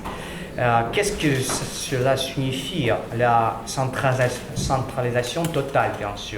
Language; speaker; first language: French; non-native, learner; Russian